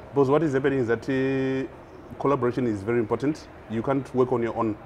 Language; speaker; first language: English; non-native, local second language; Shona